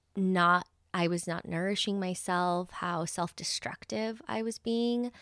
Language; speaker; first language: English; early bilingual, other home language; Spanish